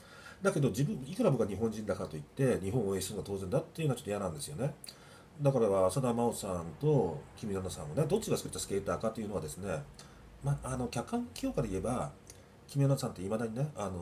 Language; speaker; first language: Japanese; native; Japanese